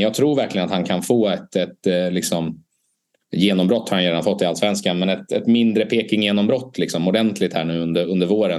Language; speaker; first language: Swedish; native; Swedish